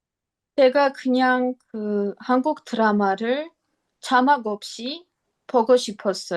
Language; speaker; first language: Korean; non-native, learner; Armenian